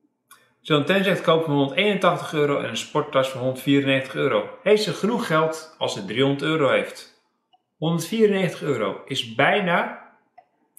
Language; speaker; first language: Dutch; native; Dutch